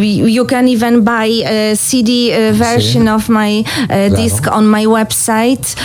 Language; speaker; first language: English; non-native, learner; Polish